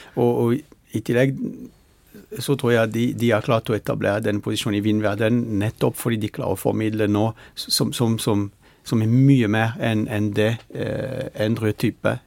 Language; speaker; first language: Norwegian; non-native, fluent; French